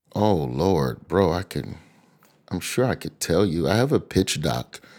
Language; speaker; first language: English; native; English